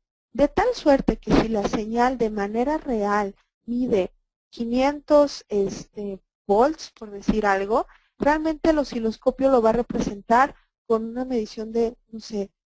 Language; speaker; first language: Spanish; native; Spanish